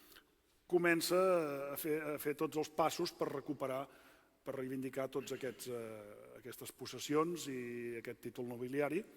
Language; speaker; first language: Catalan; native; Catalan